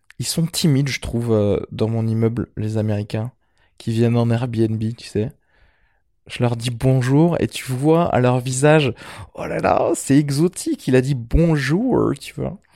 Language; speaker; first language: French; early bilingual, other home language; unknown